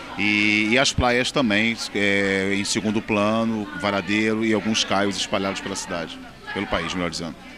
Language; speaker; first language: Portuguese; native; Portuguese